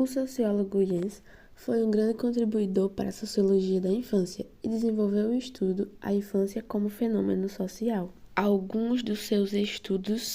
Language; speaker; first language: Portuguese; native; Portuguese